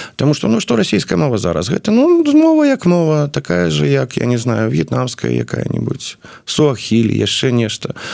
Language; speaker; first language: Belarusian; non-native, local second language; Russian